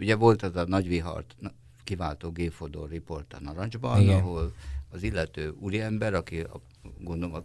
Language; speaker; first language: Hungarian; native; Hungarian